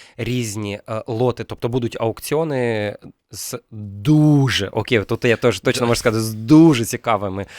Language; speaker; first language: Ukrainian; non-native, local second language; Russian